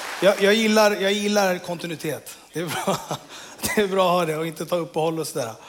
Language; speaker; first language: Swedish; early bilingual, other home language; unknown